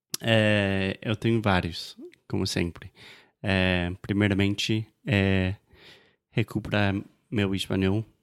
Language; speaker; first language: Portuguese; non-native, fluent; English